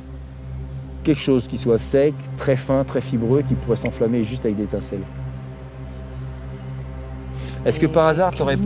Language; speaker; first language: French; native; French